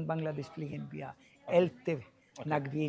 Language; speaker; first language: German; non-native, learner; Bangla